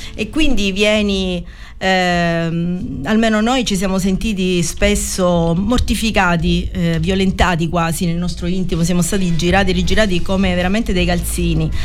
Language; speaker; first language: Italian; native; Italian